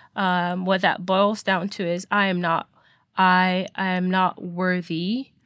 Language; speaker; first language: English; non-native, local second language; Yoruba